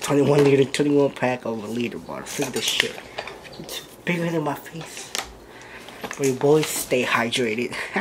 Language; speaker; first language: English; early bilingual, other home language; Spanish